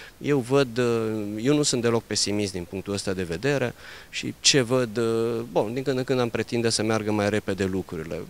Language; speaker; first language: Romanian; early bilingual, heritage; Romanian